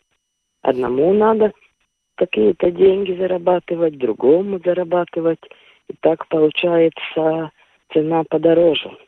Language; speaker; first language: Russian; non-native, local second language; Latvian